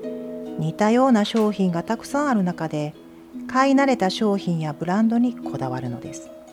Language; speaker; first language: Japanese; native; Japanese